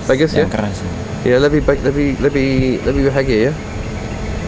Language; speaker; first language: Indonesian; non-native, learner; English